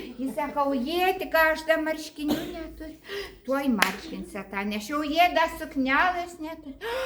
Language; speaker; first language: Lithuanian; native; Lithuanian